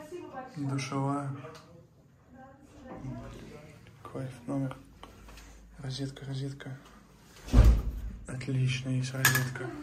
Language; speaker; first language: Russian; native; Russian